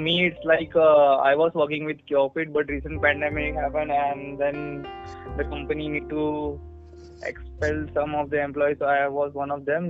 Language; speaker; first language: English; non-native, local second language; Marathi